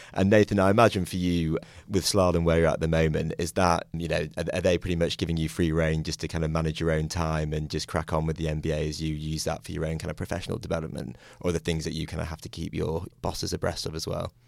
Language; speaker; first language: English; native; English